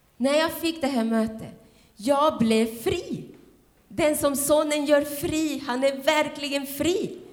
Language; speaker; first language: Swedish; non-native, fluent; Spanish